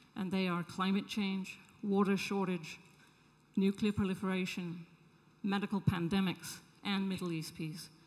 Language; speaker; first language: English; native; English